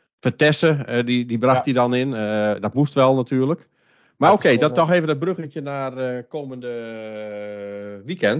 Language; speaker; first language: Dutch; native; Dutch